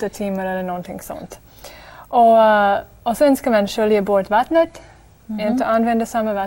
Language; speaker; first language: Swedish; non-native, fluent; English